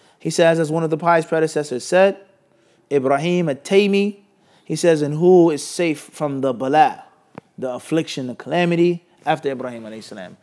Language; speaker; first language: English; native; English